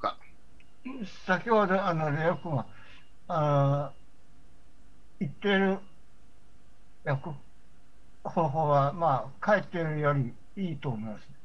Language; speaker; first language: Japanese; non-native, fluent; Chinese